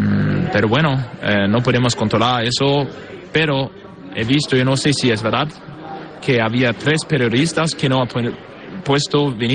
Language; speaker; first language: Spanish; non-native, fluent; Portuguese